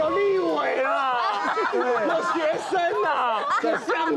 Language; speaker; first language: Chinese; native; Chinese